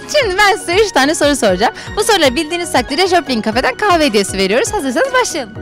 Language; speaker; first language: Turkish; native; Turkish